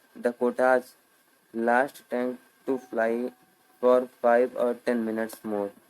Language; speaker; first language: English; non-native, local second language; Hindi